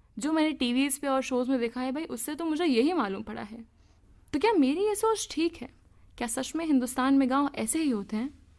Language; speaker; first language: Hindi; native; Hindi